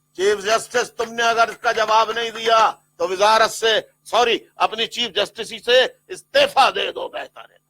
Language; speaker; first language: Urdu; native; Urdu